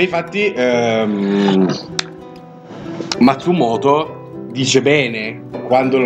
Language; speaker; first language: Italian; native; Italian